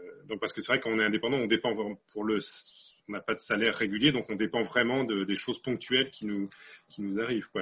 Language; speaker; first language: French; native; French